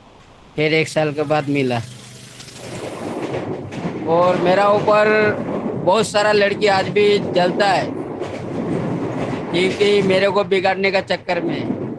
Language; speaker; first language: Hindi; non-native, local second language; Odia